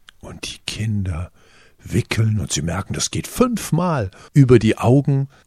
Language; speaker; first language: German; native; German